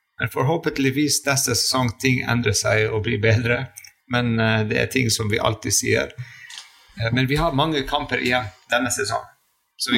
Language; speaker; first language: Norwegian; non-native, fluent; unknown